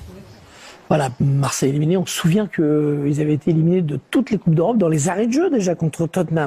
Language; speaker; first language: French; native; French